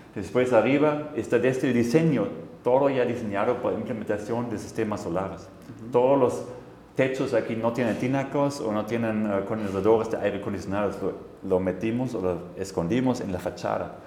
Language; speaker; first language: Spanish; non-native, fluent; German